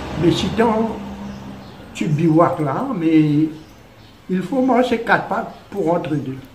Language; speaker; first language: French; non-native, learner; Morisyen